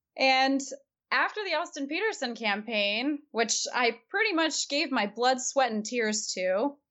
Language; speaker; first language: English; native; English